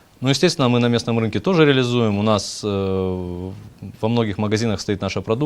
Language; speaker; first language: Russian; native; Russian